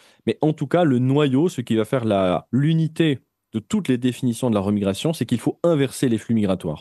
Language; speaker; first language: French; native; French